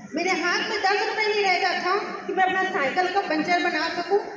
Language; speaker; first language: Hindi; native; Hindi